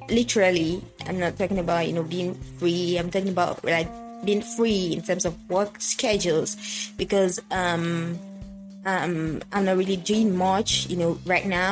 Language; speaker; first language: English; non-native, local second language; Yoruba